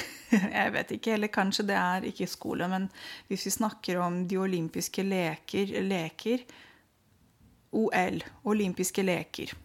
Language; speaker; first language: Norwegian; non-native, fluent; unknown